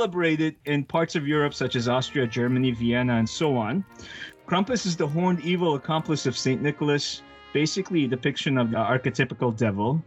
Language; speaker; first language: English; early bilingual, other home language; Arabic